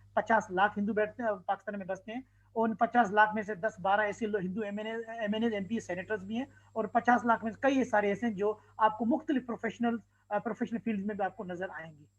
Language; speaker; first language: Urdu; non-native, local second language; Sindhi